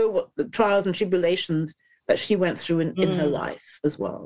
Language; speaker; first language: English; native; English